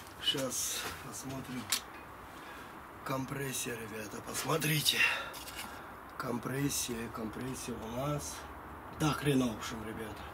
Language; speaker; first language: Russian; non-native, fluent; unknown